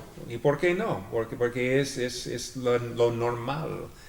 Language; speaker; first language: Spanish; non-native, fluent; English